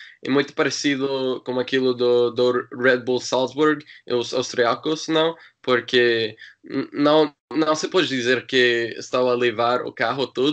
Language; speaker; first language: Portuguese; non-native, learner; English